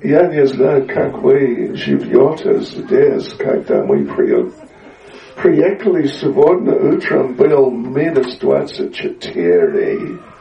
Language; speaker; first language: Russian; non-native, learner; English